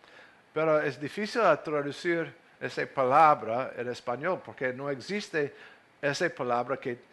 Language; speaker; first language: Spanish; non-native, fluent; English